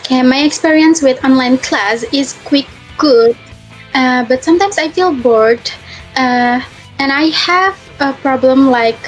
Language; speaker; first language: English; non-native, learner; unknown